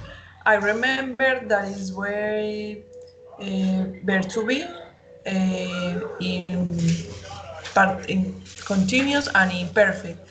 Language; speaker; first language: English; non-native, learner; Spanish